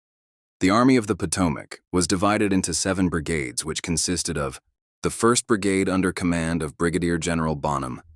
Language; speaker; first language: English; native; English